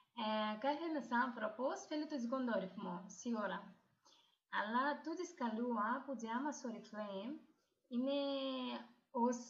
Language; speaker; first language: Greek; non-native, learner; Russian